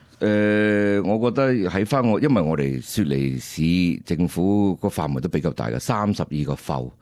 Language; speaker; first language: Cantonese; early bilingual, heritage; Cantonese